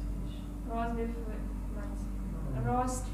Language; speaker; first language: English; non-native, learner; Russian